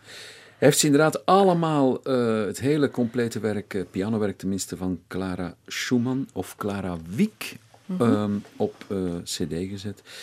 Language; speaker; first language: Dutch; native; Dutch